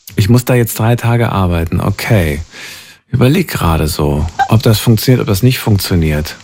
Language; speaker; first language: German; native; German